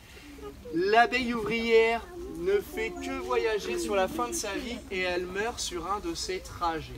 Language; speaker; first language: French; native; French